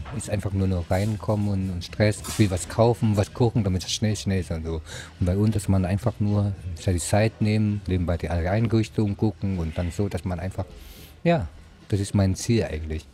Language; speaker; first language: German; non-native, learner; Vietnamese